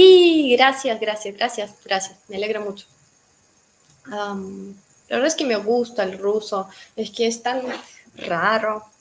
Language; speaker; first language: Spanish; non-native, fluent; Russian